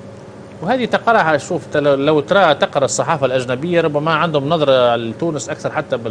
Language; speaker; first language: Arabic; native; Arabic